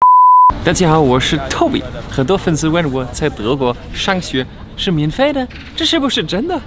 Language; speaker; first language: Chinese; non-native, fluent; German